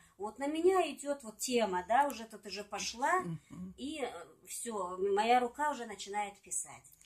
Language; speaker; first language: Russian; non-native, local second language; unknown